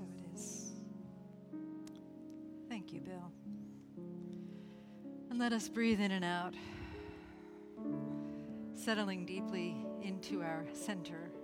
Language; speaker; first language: English; native; English